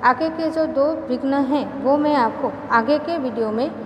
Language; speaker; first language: Hindi; non-native, local second language; Gujarati